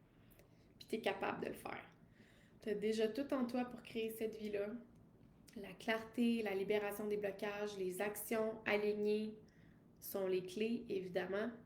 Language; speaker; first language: French; native; French